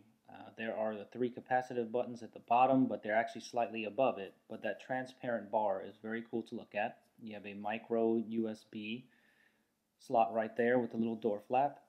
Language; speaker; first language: English; native; English